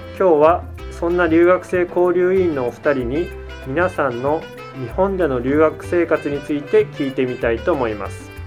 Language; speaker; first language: Japanese; native; Japanese